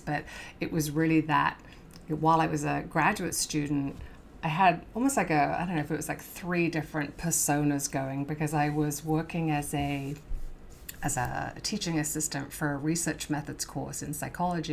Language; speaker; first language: English; native; English